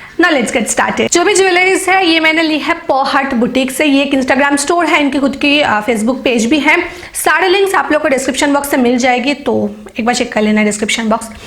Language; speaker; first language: Hindi; non-native, local second language; Bangla